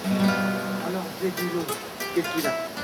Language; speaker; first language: French; native; French